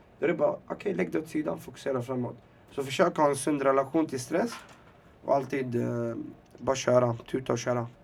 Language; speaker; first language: Swedish; early bilingual, other home language; Arabic